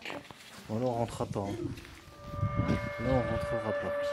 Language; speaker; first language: French; native; French